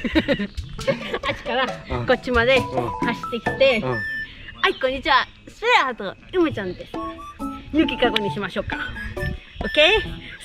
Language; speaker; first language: Japanese; non-native, learner; Spanish